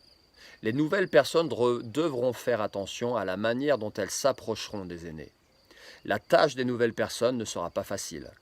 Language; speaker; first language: French; native; French